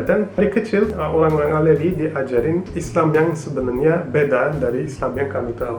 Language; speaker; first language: Indonesian; non-native, fluent; Turkish